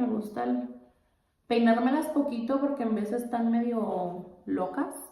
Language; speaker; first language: Spanish; early bilingual, other home language; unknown